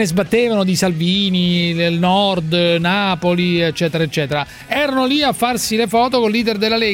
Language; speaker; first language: Italian; native; Italian